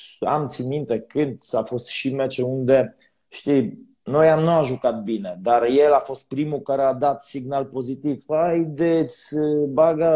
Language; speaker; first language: Romanian; non-native, learner; Polish